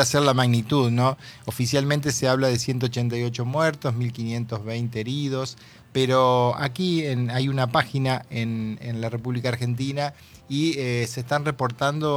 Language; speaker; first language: Spanish; native; Spanish